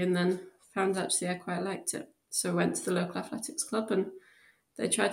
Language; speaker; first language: English; native; English